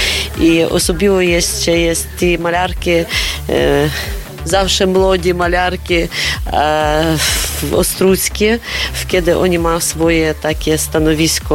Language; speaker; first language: Polish; non-native, learner; Ukrainian